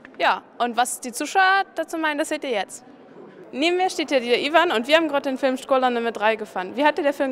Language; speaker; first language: German; native; German